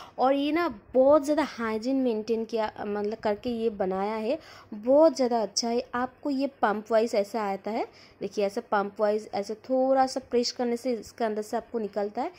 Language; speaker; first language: Hindi; non-native, local second language; Bangla